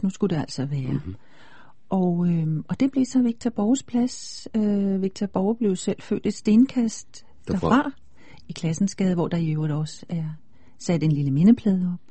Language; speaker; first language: Danish; native; Danish